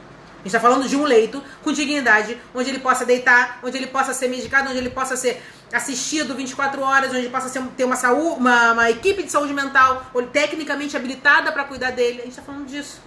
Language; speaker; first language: Portuguese; native; Portuguese